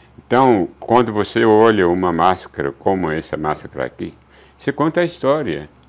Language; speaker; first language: Portuguese; non-native, fluent; Luba-Lulua